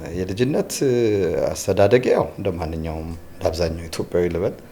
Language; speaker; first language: Amharic; early bilingual, other home language; Tigrinya